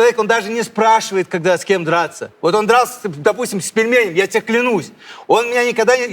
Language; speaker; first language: Russian; native; Russian